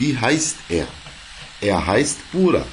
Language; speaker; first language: German; non-native, fluent; Turkish